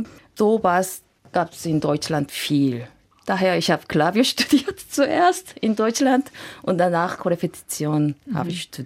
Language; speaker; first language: German; non-native, fluent; Korean